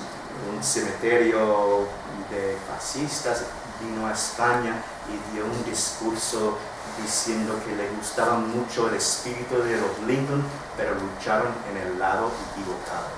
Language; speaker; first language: Spanish; non-native, fluent; English